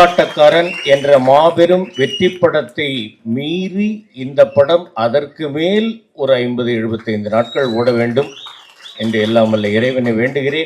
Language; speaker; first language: Tamil; native; Tamil